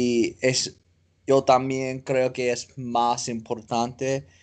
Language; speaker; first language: Spanish; non-native, learner; English